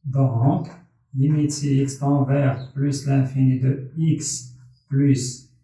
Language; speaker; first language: French; non-native, local second language; Arabic